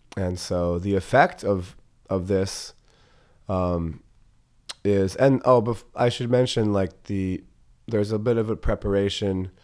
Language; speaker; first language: English; native; English